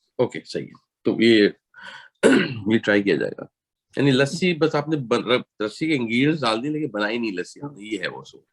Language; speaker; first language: Urdu; native; Urdu